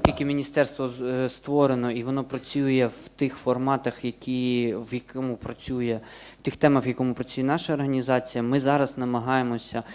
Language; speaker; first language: Ukrainian; native; Ukrainian